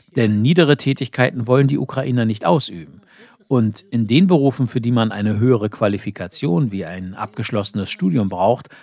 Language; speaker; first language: German; non-native, fluent; Ukrainian